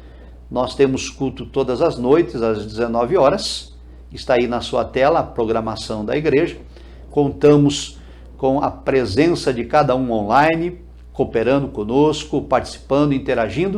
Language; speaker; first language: Portuguese; native; Portuguese